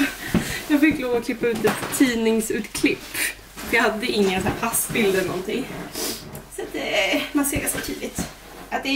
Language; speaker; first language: Swedish; native; Swedish